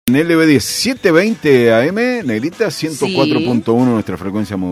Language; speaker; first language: Spanish; native; Spanish